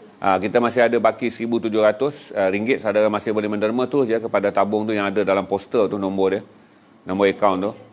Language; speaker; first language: Malay; native; Malay